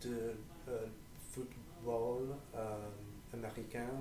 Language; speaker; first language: French; non-native, learner; English